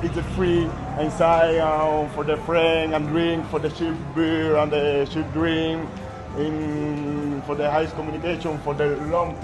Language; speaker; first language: English; non-native, learner; Spanish